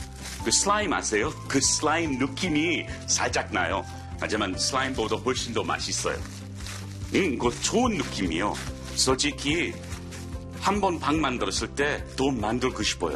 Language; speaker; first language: Korean; non-native, learner; English